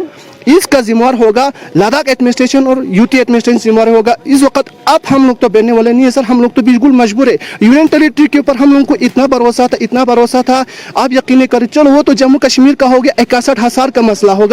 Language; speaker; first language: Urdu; non-native, local second language; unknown